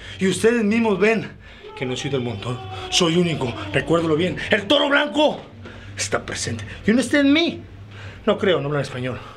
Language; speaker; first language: Spanish; native; Spanish